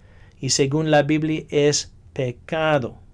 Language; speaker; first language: Spanish; non-native, fluent; English